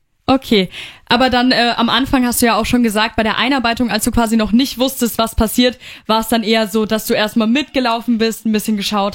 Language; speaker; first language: German; native; German